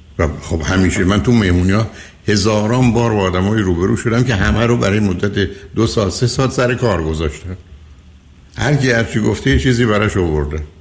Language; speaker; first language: Persian; native; Persian